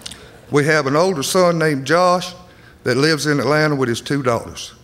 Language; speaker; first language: English; native; English